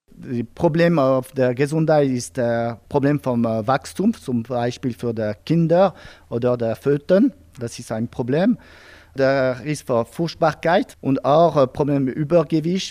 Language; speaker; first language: German; non-native, local second language; French